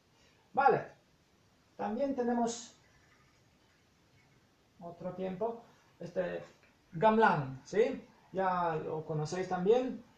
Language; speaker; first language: Spanish; non-native, fluent; Polish